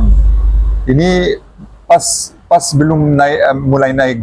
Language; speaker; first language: Indonesian; non-native, learner; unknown